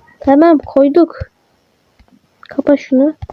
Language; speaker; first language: Turkish; native; Turkish